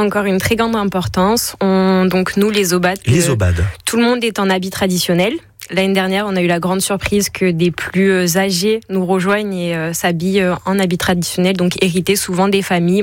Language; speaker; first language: French; native; French